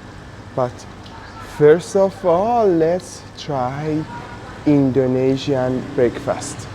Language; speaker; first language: English; non-native, fluent; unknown